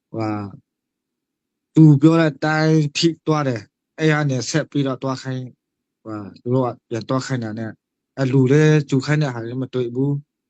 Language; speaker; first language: Burmese; non-native, local second language; Hakha Chin